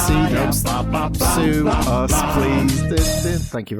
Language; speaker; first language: English; native; English